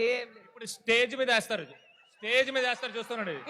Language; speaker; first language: Telugu; native; Telugu